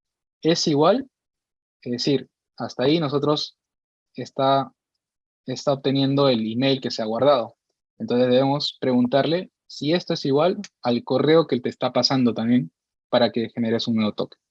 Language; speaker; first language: Spanish; native; Spanish